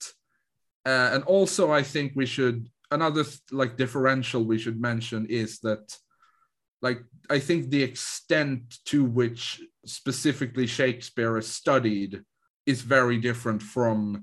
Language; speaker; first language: English; non-native, fluent; Swedish